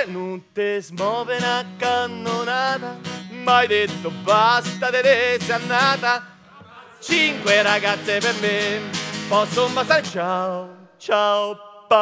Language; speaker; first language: Italian; native; Italian